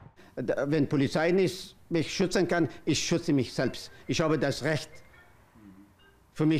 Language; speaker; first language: German; non-native, learner; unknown